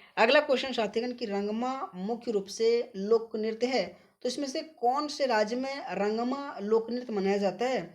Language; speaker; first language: Hindi; native; Hindi